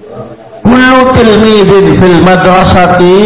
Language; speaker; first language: Arabic; non-native, fluent; Indonesian